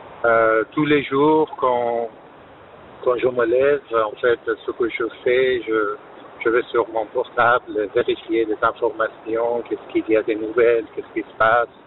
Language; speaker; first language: French; non-native, fluent; Persian